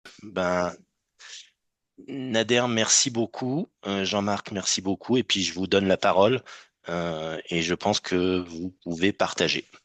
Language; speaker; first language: French; native; French